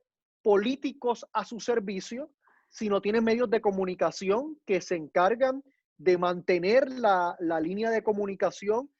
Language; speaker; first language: Spanish; native; Spanish